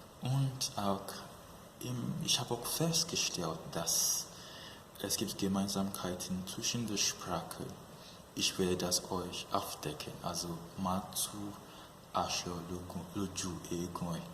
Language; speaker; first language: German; non-native, fluent; Yoruba